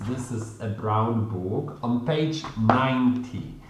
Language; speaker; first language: English; non-native, fluent; Polish